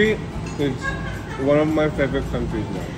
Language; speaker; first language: English; non-native, fluent; Japanese